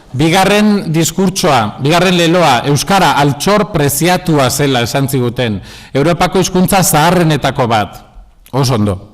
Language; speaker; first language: Basque; non-native, local second language; Spanish